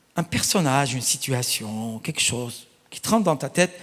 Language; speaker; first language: French; non-native, local second language; Arabic